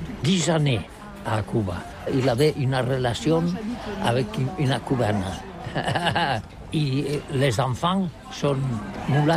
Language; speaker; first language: French; non-native, learner; Catalan